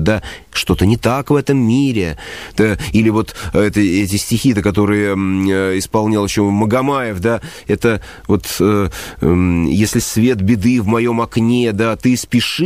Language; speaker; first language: Russian; native; Russian